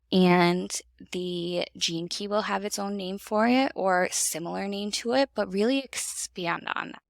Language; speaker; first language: English; native; English